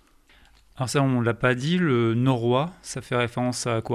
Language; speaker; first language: French; native; French